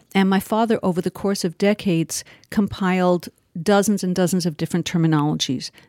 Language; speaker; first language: English; early bilingual, other home language; Yiddish